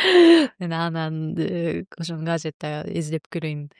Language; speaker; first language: Kyrgyz; non-native, learner; Japanese